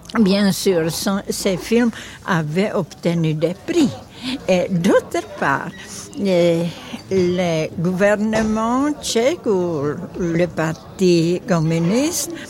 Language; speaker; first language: French; non-native, fluent; Czech